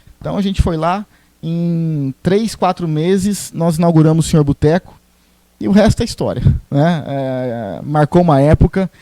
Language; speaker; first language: Portuguese; native; Portuguese